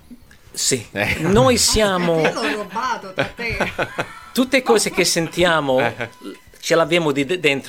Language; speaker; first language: Italian; early bilingual, heritage; English